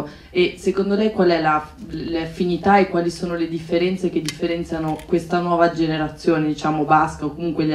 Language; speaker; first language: Italian; native; Italian